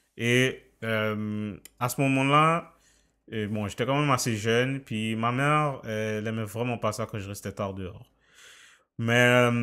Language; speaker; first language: French; native; French